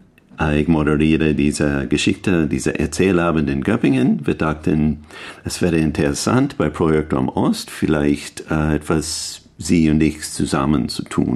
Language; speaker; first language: German; non-native, learner; English